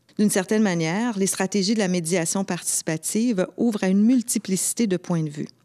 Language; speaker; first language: French; native; French